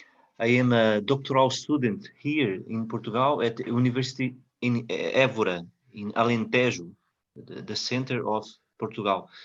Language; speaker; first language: English; non-native, learner; Portuguese